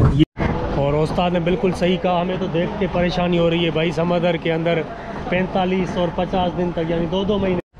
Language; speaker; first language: Urdu; non-native, local second language; Sindhi